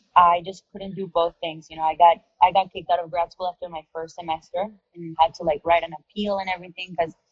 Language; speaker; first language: English; non-native, fluent; Spanish